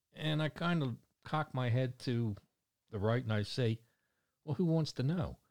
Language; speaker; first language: English; native; English